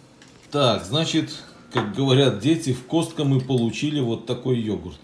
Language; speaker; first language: Russian; native; Russian